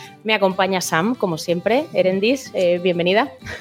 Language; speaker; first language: Spanish; native; Spanish